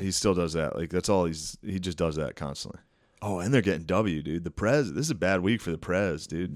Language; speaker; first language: English; native; English